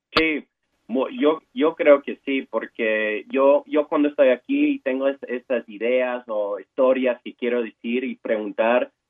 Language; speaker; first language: Spanish; early bilingual, heritage; Spanish